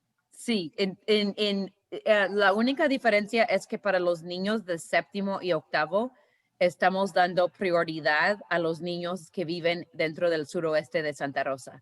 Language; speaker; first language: Spanish; early bilingual, heritage; Spanish